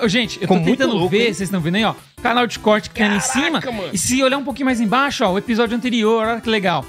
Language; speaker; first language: Portuguese; native; Portuguese